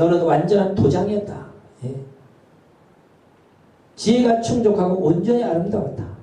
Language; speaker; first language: Korean; native; Korean